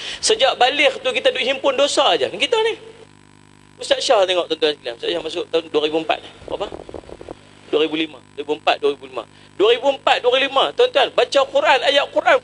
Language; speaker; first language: Malay; native; Malay